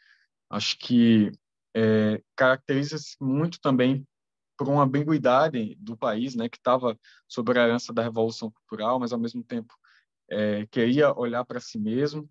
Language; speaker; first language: Portuguese; native; Portuguese